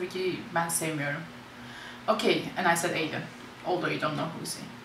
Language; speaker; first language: English; non-native, fluent; Turkish